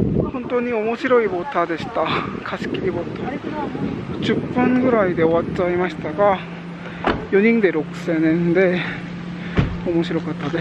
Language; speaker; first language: Japanese; non-native, fluent; Korean